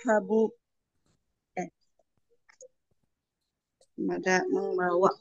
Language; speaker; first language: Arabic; non-native, learner; Indonesian